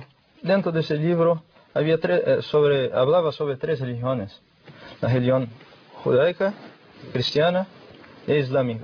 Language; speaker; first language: Spanish; non-native, fluent; Portuguese